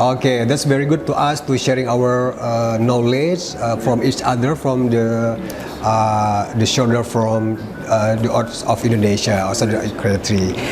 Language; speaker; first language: English; non-native, learner; Indonesian